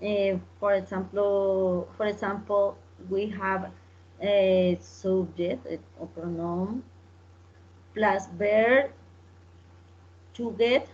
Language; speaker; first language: English; non-native, learner; Spanish